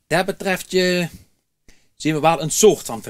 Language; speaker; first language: Dutch; native; Dutch